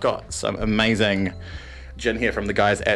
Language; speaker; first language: English; native; English